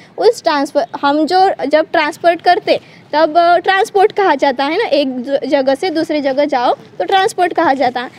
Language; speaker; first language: Hindi; non-native, local second language; Marathi